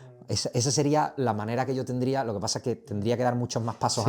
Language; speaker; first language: Spanish; native; Spanish